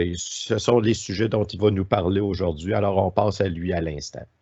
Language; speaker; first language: French; native; French